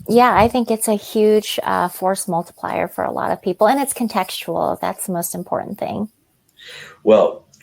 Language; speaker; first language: English; native; English